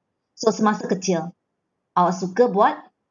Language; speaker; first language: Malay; non-native, fluent; Chinese